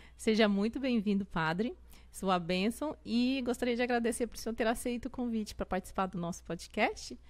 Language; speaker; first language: Portuguese; native; Portuguese